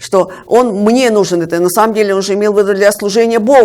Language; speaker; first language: Russian; native; Russian